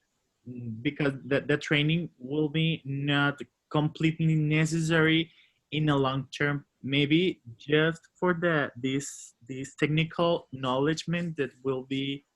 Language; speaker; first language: English; non-native, learner; Spanish